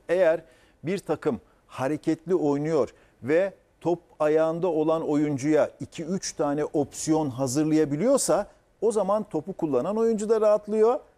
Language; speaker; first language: Turkish; native; Turkish